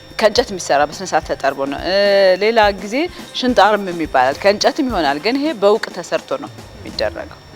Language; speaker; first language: Amharic; non-native, local second language; Tigrinya